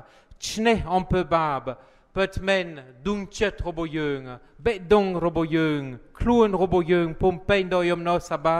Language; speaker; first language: Khmer; non-native, fluent; French